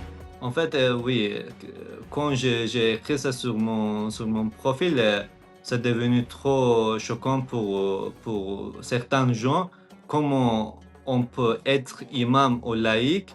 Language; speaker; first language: French; non-native, learner; Azerbaijani